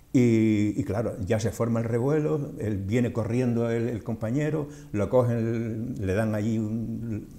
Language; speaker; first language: Spanish; native; Spanish